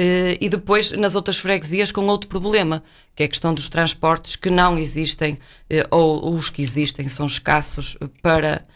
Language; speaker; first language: Portuguese; native; Portuguese